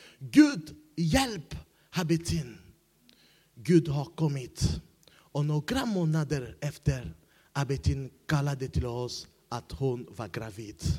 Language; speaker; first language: Swedish; non-native, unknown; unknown